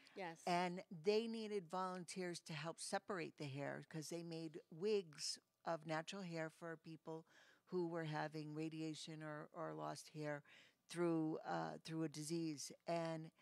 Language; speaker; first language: English; native; English